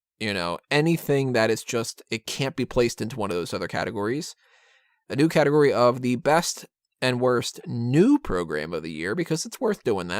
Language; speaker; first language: English; native; English